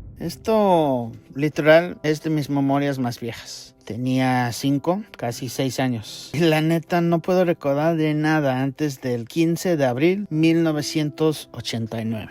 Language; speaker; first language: Spanish; non-native, fluent; English